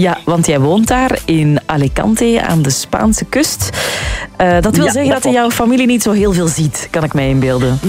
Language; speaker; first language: Dutch; native; Dutch